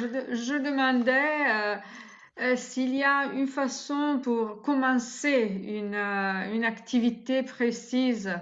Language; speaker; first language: French; non-native, fluent; Italian